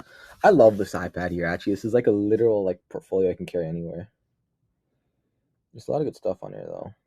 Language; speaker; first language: English; native; English